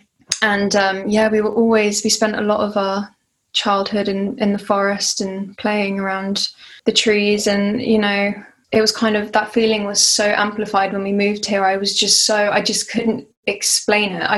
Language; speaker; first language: English; native; English